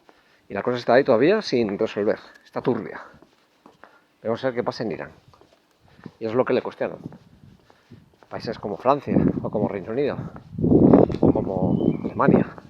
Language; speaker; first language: Spanish; native; Spanish